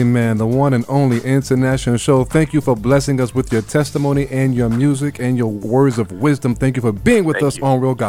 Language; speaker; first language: English; native; English